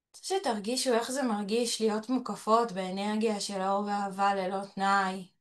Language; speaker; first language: Hebrew; early bilingual, other home language; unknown